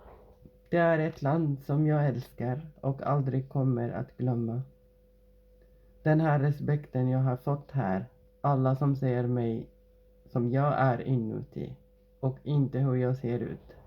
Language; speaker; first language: Swedish; non-native, fluent; Arabic